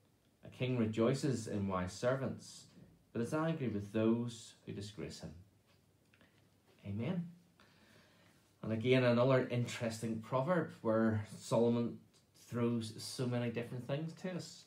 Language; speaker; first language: English; native; English